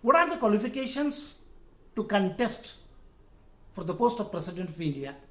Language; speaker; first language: English; non-native, local second language; Kannada